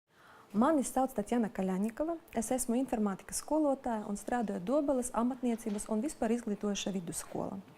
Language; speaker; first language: Latvian; non-native, local second language; Russian